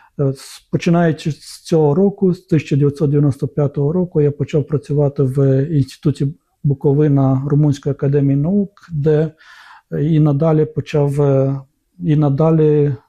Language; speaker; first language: Ukrainian; non-native, local second language; Romanian